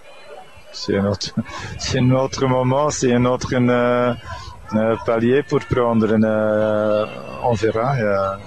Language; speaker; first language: French; non-native, fluent; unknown